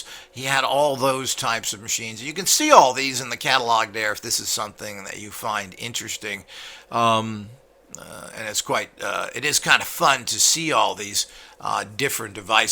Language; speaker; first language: English; native; English